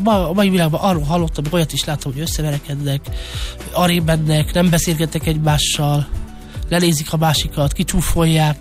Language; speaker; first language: Hungarian; native; Hungarian